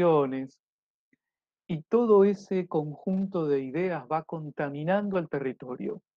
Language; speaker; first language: Spanish; native; Spanish